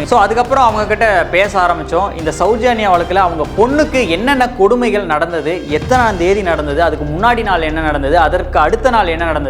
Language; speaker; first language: Tamil; native; Tamil